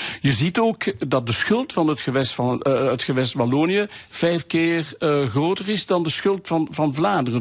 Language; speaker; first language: Dutch; non-native, local second language; French